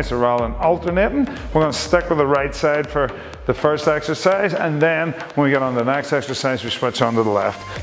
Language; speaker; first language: English; native; English